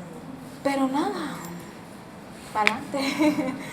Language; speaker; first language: Spanish; native; Spanish